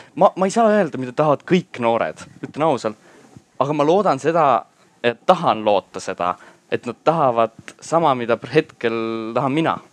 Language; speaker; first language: Estonian; non-native, local second language; Russian